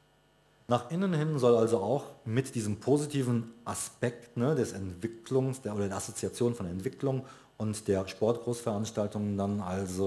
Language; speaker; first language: German; native; German